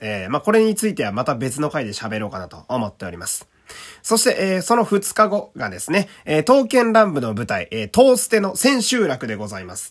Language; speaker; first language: Japanese; native; Japanese